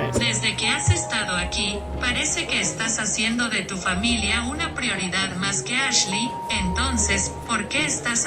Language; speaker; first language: Spanish; native; Spanish